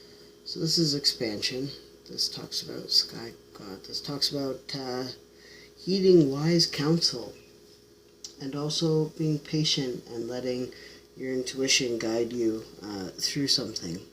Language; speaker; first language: English; native; English